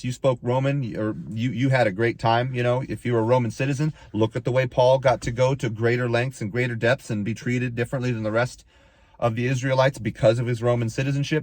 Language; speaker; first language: English; native; English